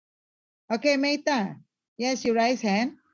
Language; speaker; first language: English; non-native, learner; Indonesian